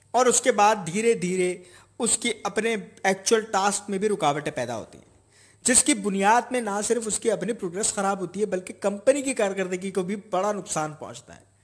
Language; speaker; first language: Urdu; native; Urdu